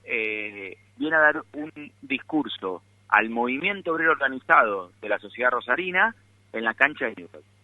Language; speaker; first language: Spanish; native; Spanish